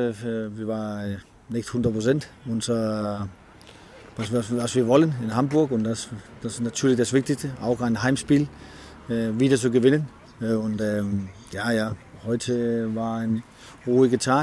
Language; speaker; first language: German; non-native, fluent; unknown